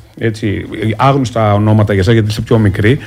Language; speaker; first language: Greek; native; Greek